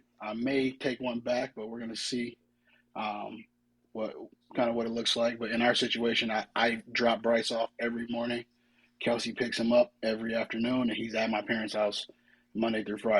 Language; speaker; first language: English; native; English